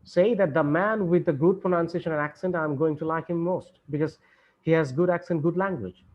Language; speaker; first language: English; non-native, local second language; Bangla